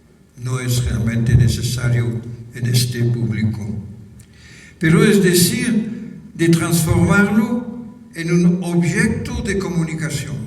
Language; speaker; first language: Spanish; non-native, fluent; French